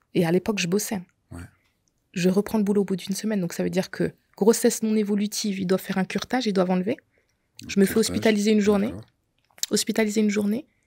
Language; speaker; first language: French; native; French